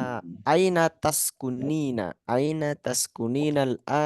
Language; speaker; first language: Arabic; non-native, fluent; Indonesian